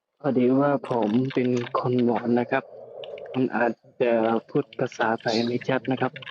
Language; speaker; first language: Thai; non-native, local second language; Mon